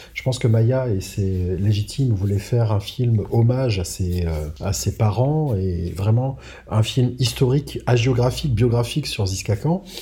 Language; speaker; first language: French; native; French